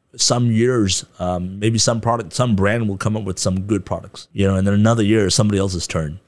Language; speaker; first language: English; non-native, local second language; Tibetan